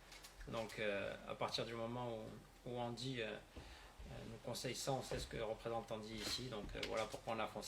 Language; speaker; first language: French; native; French